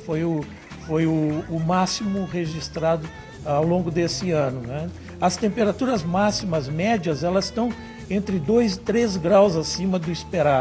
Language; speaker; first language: Portuguese; native; Portuguese